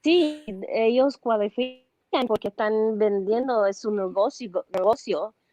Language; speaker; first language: Spanish; early bilingual, heritage; Spanish